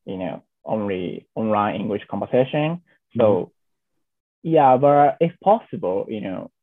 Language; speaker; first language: English; non-native, learner; Japanese